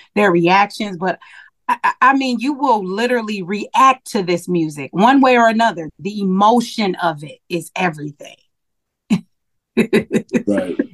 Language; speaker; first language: English; native; English